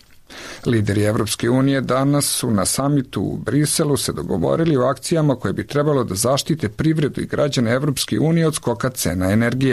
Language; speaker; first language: Croatian; native; Croatian